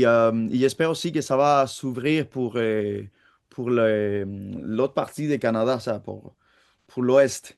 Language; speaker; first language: French; non-native, fluent; Spanish